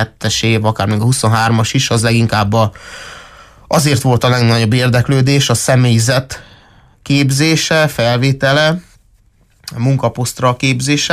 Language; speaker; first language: Hungarian; native; Hungarian